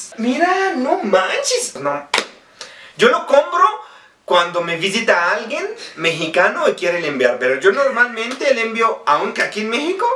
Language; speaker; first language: Spanish; non-native, fluent; Arabic